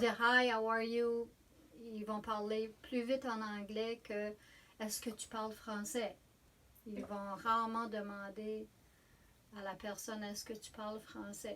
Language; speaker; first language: French; native; French